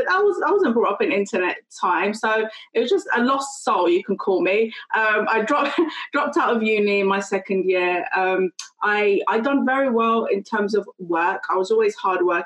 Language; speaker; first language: English; native; English